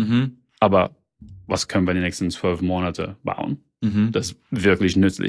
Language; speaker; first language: German; early bilingual, heritage; German